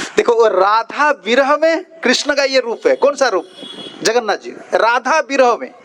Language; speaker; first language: Hindi; non-native, local second language; Odia